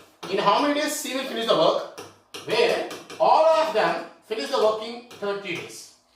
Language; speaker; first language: English; non-native, local second language; Telugu